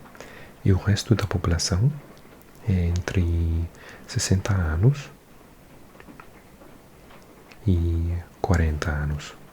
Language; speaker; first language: Portuguese; non-native, learner; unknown